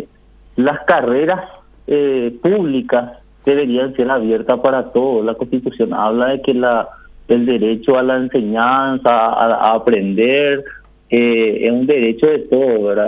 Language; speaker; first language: Spanish; native; Spanish